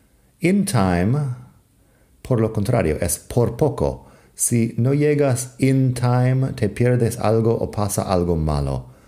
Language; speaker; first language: Spanish; non-native, fluent; English